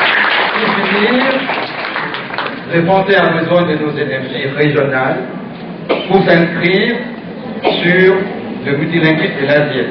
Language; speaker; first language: French; non-native, fluent; Thai